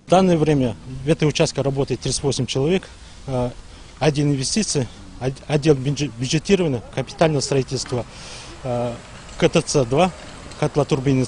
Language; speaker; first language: Russian; non-native, local second language; Kazakh